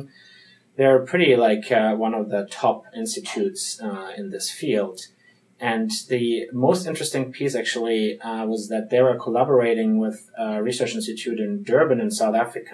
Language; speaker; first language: English; non-native, fluent; German